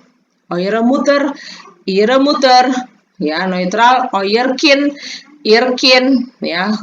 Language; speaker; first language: German; non-native, learner; Indonesian